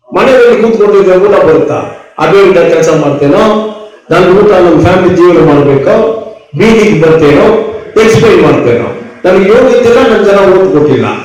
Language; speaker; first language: Kannada; non-native, local second language; Tamil